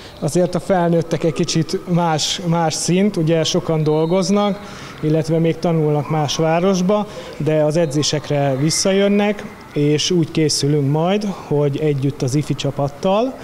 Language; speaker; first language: Hungarian; native; Hungarian